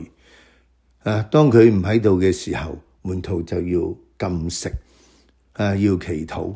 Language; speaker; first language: Chinese; non-native, local second language; Cantonese